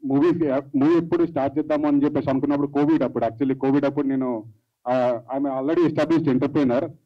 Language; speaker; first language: Telugu; native; Telugu